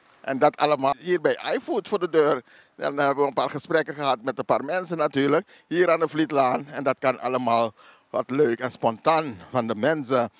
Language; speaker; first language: Dutch; native; Dutch